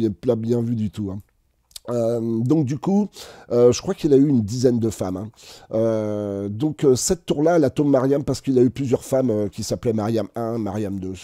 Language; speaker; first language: French; native; French